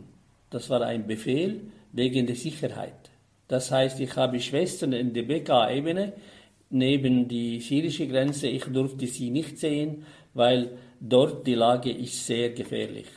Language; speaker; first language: German; non-native, fluent; Arabic